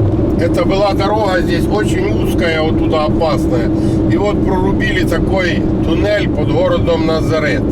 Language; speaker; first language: Russian; native; Russian